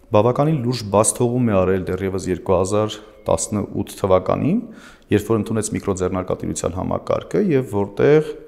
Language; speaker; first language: Armenian; native; Armenian